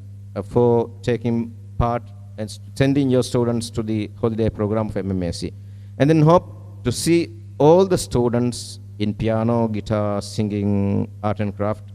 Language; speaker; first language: English; non-native, local second language; Divehi